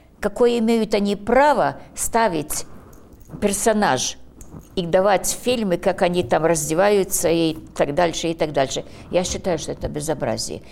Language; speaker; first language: Russian; early bilingual, heritage; Russian